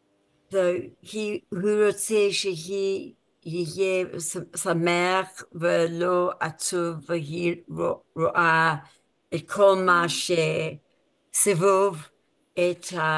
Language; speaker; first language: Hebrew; non-native, learner; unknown